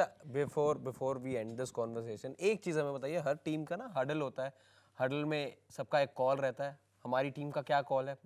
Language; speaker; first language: Hindi; native; Hindi